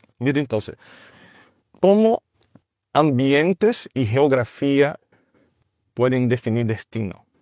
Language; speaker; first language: Spanish; non-native, fluent; Portuguese